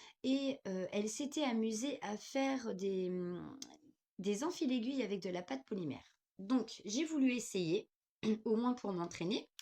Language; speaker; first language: French; native; French